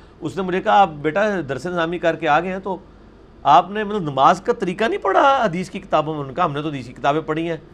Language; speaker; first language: Urdu; non-native, local second language; Punjabi